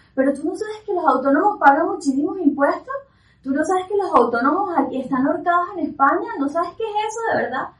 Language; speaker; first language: Spanish; native; Spanish